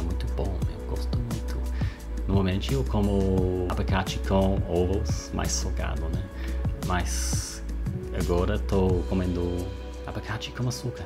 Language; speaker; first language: Portuguese; non-native, learner; English